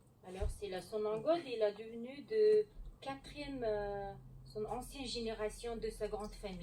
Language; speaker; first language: French; non-native, learner; Mongolian